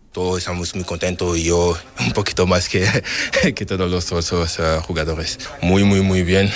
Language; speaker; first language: Spanish; non-native, learner; French